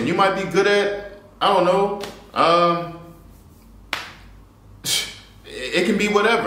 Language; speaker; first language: English; native; English